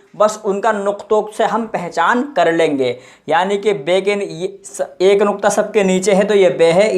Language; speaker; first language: Urdu; native; Urdu